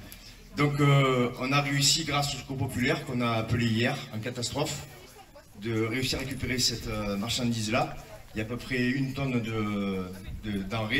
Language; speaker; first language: French; native; French